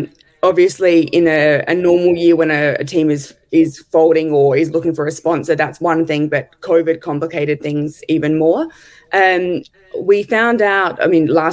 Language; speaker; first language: English; native; English